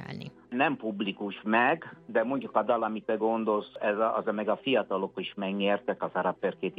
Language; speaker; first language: Hungarian; non-native, fluent; Italian